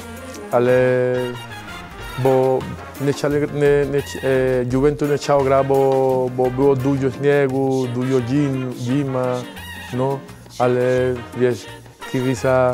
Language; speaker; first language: Polish; non-native, learner; Spanish